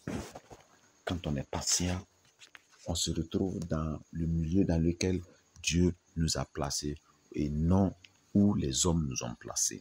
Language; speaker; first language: French; non-native, local second language; Mossi